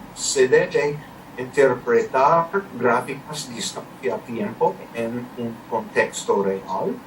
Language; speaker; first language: Spanish; non-native, learner; English